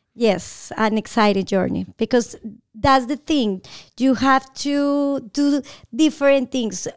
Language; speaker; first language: English; non-native, learner; Spanish